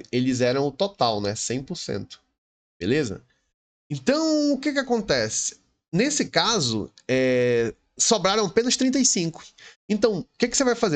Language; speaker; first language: Portuguese; native; Portuguese